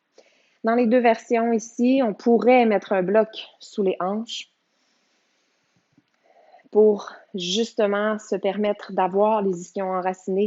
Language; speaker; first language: French; native; French